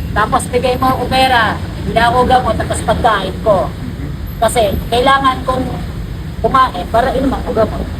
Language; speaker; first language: Filipino; non-native, local second language; Bikol